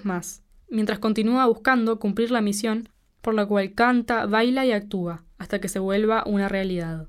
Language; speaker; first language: Spanish; native; Spanish